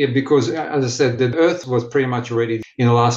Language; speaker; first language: English; non-native, fluent; Ukrainian